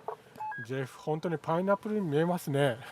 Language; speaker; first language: Japanese; native; Japanese